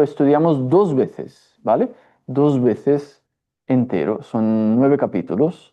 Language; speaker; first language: Spanish; non-native, fluent; Portuguese